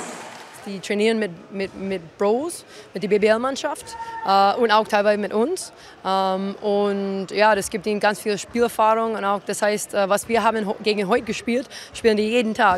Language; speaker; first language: German; non-native, fluent; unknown